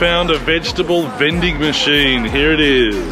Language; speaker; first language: English; native; English